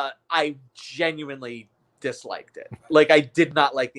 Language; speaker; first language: English; native; English